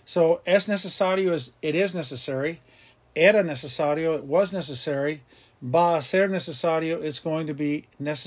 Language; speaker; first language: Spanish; non-native, fluent; English